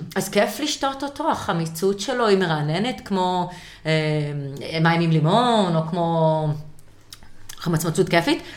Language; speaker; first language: Hebrew; native; Hebrew